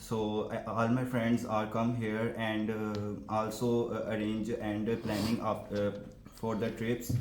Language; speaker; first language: English; non-native, learner; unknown